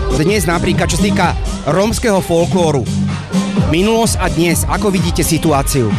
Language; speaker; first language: Slovak; native; Slovak